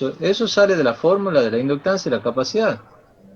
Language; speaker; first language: Spanish; native; Spanish